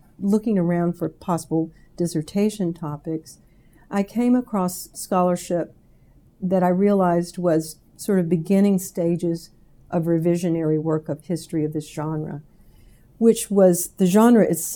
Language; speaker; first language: English; native; English